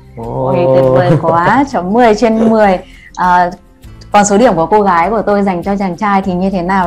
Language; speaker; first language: Vietnamese; native; Vietnamese